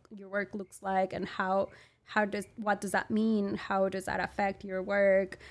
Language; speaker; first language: English; non-native, fluent; Spanish